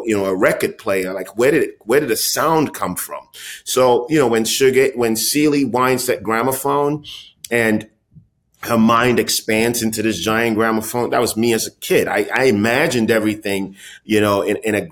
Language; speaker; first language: English; non-native, local second language; Akan